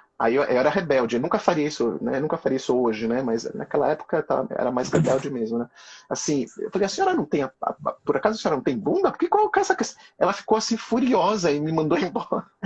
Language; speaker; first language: Portuguese; early bilingual, other home language; Hebrew